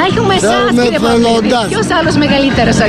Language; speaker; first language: Greek; native; Greek